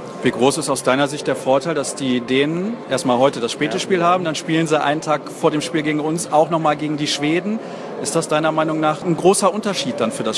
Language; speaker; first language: German; native; German